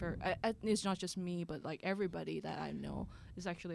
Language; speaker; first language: English; non-native, local second language; Cantonese